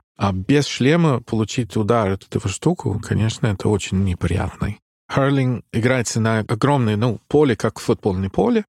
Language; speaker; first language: Russian; non-native, fluent; English